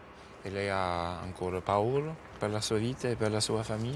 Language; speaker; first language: Italian; non-native, learner; English